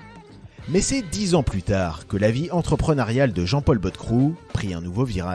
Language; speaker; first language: French; native; French